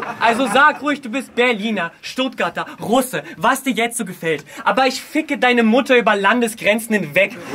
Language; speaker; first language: German; early bilingual, other home language; Russian